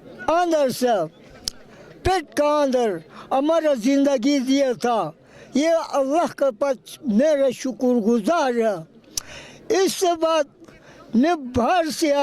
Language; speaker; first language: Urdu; non-native, local second language; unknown